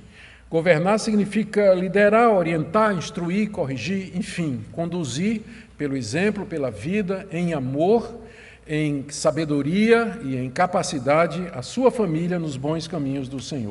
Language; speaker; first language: Portuguese; native; Portuguese